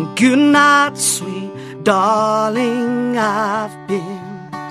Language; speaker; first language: English; native; English